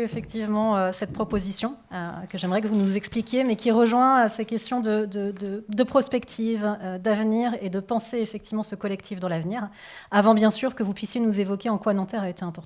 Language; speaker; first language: French; native; French